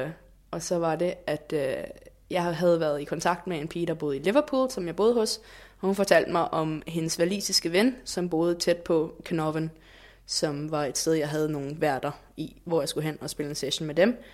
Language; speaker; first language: Danish; native; Danish